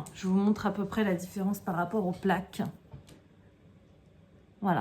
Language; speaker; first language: French; native; French